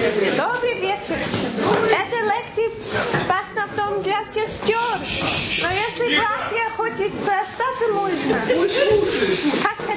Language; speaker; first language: Russian; non-native, fluent; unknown